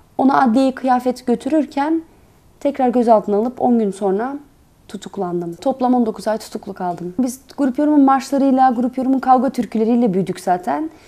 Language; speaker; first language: Turkish; early bilingual, heritage; Turkish